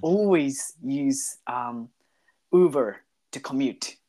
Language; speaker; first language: English; non-native, learner; Japanese